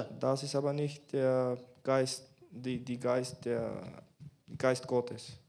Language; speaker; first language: German; non-native, learner; Bulgarian